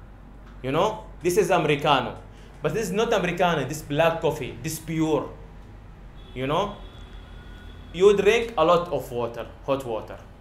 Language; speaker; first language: English; non-native, learner; Arabic